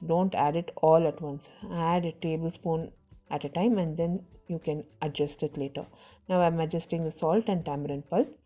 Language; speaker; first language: English; non-native, local second language; Tamil